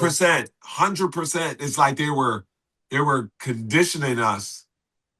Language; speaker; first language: English; native; English